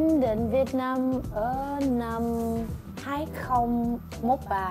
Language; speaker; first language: Vietnamese; non-native, learner; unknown